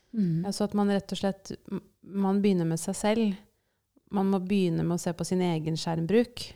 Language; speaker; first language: Norwegian; native; Norwegian